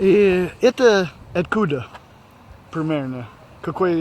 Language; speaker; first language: Russian; non-native, learner; English